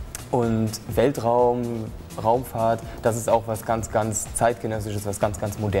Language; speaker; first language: German; native; German